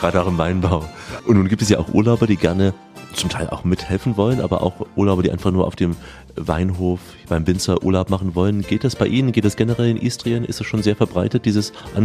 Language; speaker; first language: German; native; German